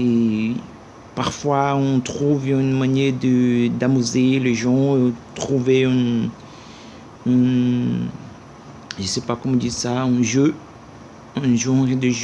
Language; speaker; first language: French; non-native, learner; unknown